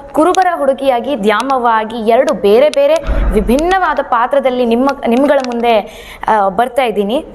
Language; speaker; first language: Kannada; native; Kannada